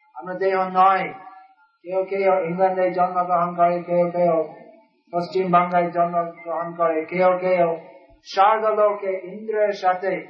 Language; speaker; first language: Bangla; non-native, fluent; English